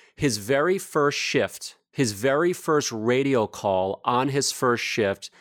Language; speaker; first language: English; native; English